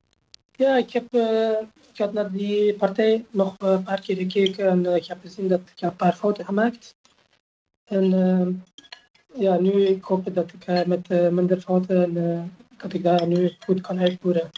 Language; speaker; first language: Dutch; non-native, fluent; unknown